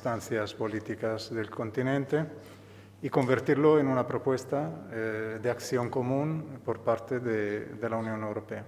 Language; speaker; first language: Spanish; non-native, fluent; Italian